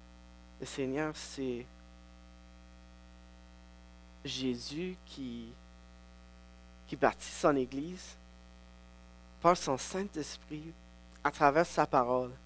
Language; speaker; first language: French; non-native, local second language; English